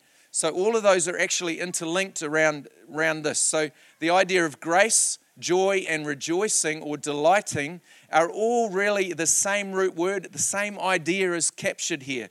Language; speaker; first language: English; native; English